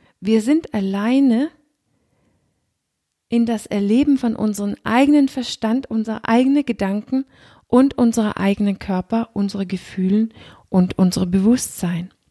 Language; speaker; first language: German; non-native, fluent; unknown